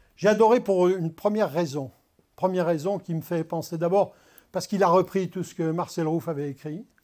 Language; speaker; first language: French; native; French